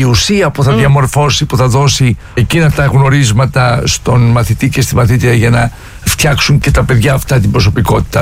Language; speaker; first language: Greek; native; Greek